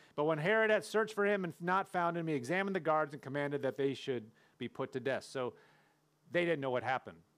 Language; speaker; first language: English; native; English